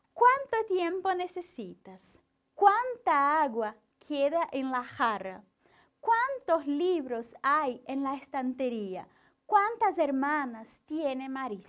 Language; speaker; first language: Spanish; non-native, fluent; Portuguese